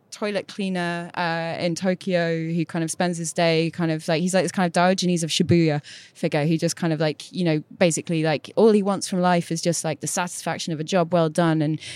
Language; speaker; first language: English; native; English